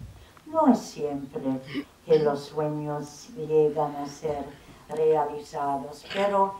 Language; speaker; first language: Spanish; non-native, fluent; German